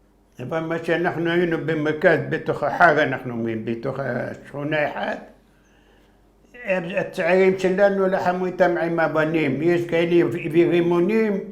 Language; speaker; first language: Hebrew; non-native, fluent; Arabic